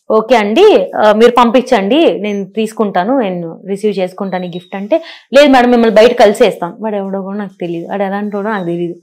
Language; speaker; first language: Telugu; native; Telugu